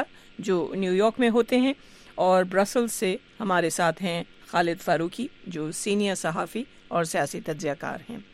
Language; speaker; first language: Urdu; native; Urdu